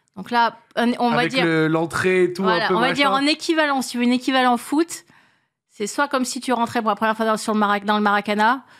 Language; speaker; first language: French; native; French